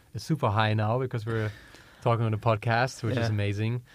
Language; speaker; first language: English; non-native, fluent; German